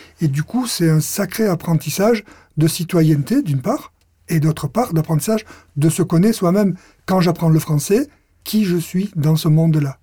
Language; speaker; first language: French; native; French